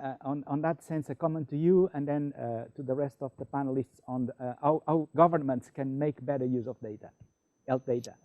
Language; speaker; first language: English; non-native, fluent; Portuguese